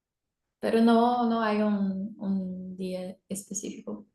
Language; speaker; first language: Spanish; non-native, learner; Portuguese